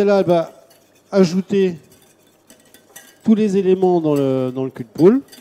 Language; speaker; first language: French; native; French